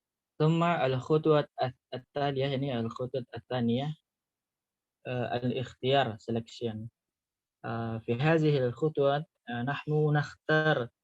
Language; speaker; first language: Arabic; non-native, learner; Indonesian